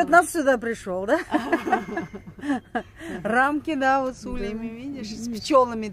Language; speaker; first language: Russian; native; Russian